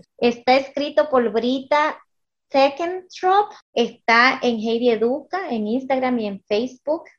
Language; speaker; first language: Spanish; early bilingual, heritage; Spanish